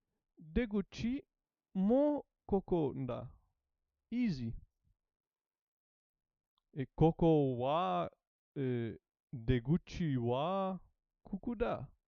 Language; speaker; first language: Japanese; non-native, learner; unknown